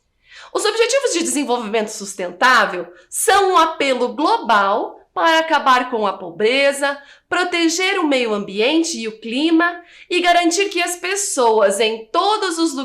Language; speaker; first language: Portuguese; native; Portuguese